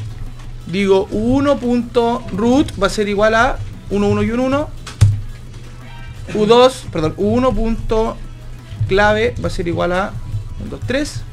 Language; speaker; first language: Spanish; native; Spanish